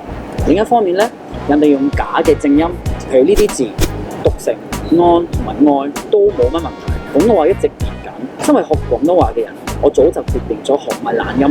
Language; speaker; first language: Cantonese; non-native, fluent; English